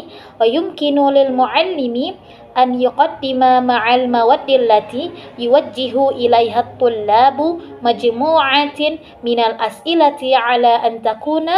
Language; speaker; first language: Arabic; non-native, learner; Indonesian